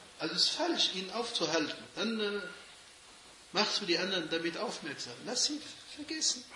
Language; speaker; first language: German; non-native, fluent; Arabic